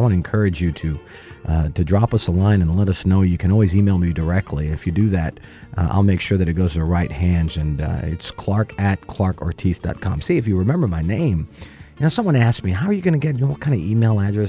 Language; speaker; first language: English; early bilingual, other home language; Spanish